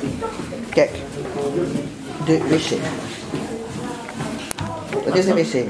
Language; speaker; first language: Dutch; native; Dutch